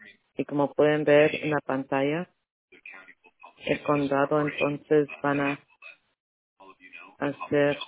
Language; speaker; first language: Spanish; early bilingual, heritage; Spanish